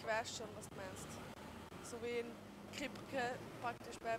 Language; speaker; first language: German; native; German